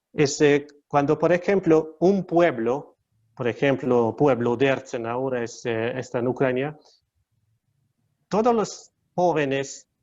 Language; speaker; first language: Spanish; non-native, learner; Hungarian